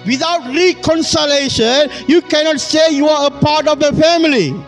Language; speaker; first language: English; non-native, local second language; Tamil